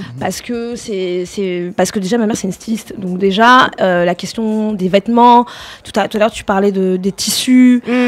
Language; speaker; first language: French; native; French